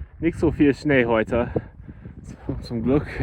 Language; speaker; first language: German; non-native, learner; English